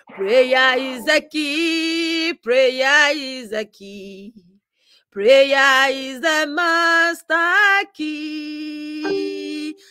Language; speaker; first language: English; non-native, local second language; Yoruba